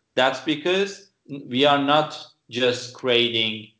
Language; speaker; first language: English; non-native, fluent; Turkish